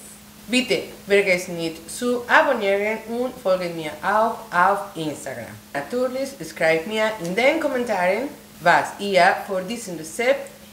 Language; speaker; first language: German; non-native, learner; Spanish